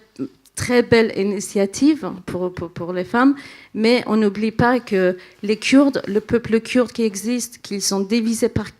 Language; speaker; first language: French; non-native, fluent; Central Kurdish